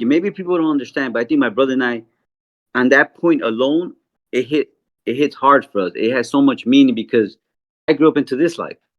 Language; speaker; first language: English; native; English